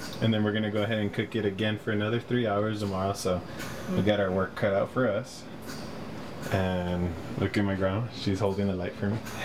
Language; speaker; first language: English; early bilingual, other home language; Spanish